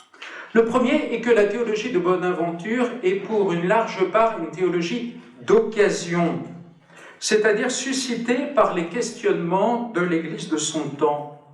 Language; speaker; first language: French; native; French